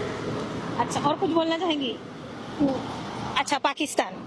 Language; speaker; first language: Hindi; non-native, fluent; Bangla